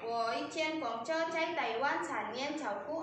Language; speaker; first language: Chinese; non-native, learner; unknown